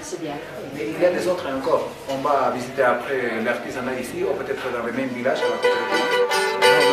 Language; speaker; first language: French; non-native, learner; Spanish